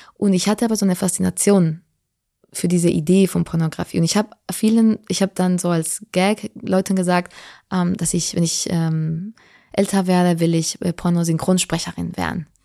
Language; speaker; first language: German; non-native, fluent; Spanish